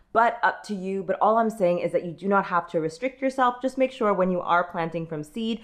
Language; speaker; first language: English; native; English